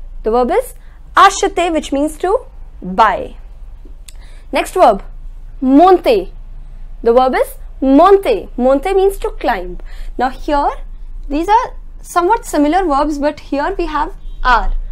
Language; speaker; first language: English; non-native, local second language; Hindi